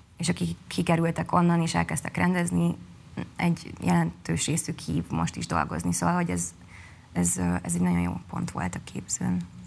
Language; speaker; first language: Hungarian; native; Hungarian